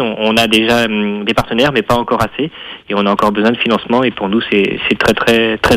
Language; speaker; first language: French; native; French